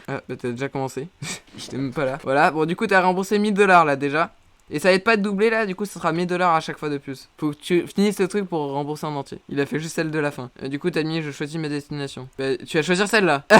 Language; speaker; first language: French; native; French